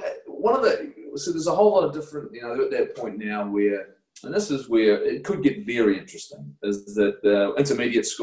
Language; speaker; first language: English; native; English